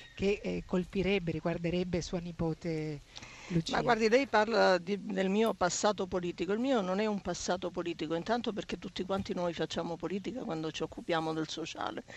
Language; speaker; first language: Italian; native; Italian